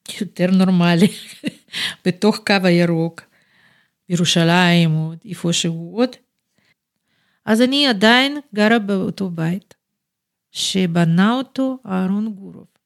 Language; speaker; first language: Hebrew; non-native, fluent; Russian